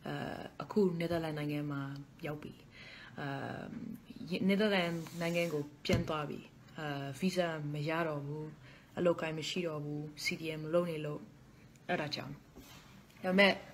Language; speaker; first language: Burmese; non-native, fluent; Dutch